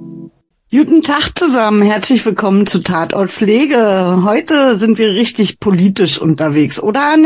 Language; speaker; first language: German; native; German